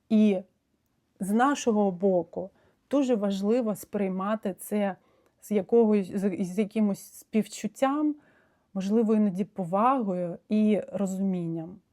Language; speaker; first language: Ukrainian; non-native, local second language; Russian